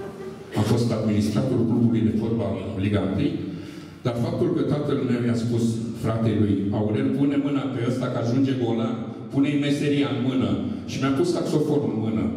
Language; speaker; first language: Romanian; native; Romanian